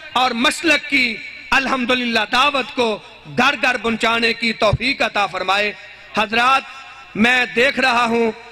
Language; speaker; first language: Urdu; non-native, local second language; Punjabi